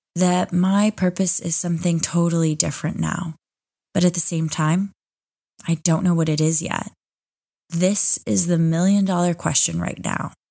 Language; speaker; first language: English; native; English